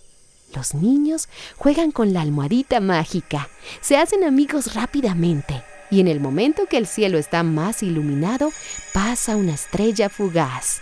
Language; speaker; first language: Spanish; native; Spanish